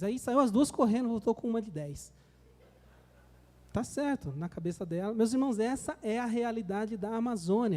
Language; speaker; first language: Portuguese; native; Portuguese